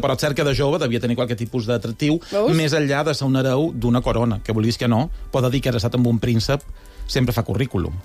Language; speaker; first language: Catalan; native; Catalan